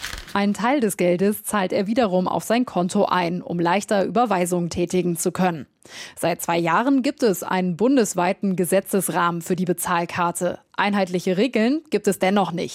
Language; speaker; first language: German; native; German